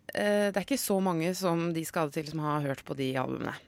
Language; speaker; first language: Norwegian; native; Norwegian